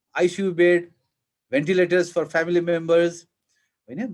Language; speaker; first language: English; non-native, local second language; Nepali